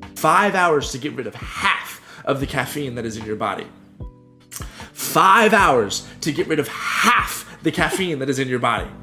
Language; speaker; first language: English; native; English